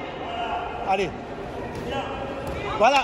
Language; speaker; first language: French; native; French